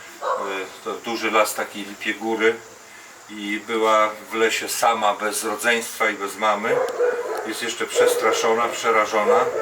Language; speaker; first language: Polish; native; Polish